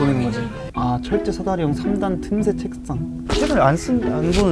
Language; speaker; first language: Korean; native; Korean